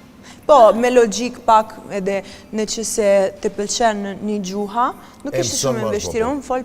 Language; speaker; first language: Albanian; non-native, learner; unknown